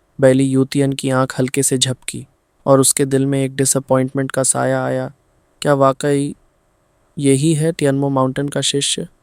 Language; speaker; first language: Hindi; non-native, fluent; Bangla